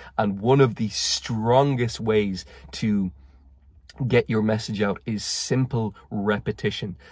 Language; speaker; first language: English; native; English